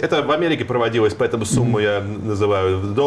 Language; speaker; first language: Russian; native; Russian